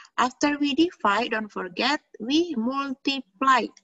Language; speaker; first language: English; non-native, fluent; Indonesian